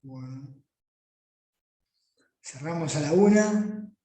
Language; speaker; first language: Spanish; native; Spanish